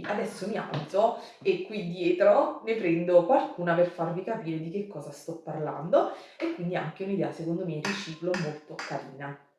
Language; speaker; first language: Italian; native; Italian